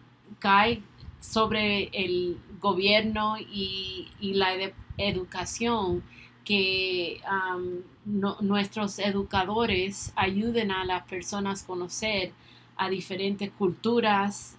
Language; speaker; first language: Spanish; early bilingual, other home language; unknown